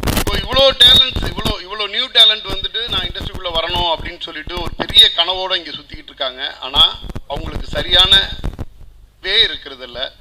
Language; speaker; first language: Tamil; native; Tamil